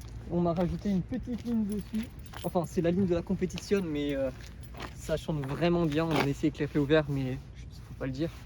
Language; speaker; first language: French; native; French